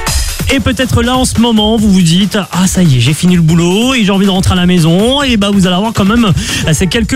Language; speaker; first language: French; native; French